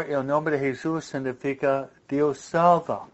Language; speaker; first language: Spanish; non-native, fluent; English